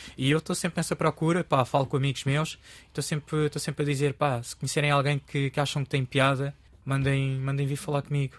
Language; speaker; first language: Portuguese; early bilingual, other home language; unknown